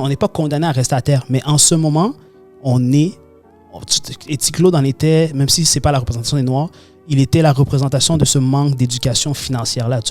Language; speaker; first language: French; native; French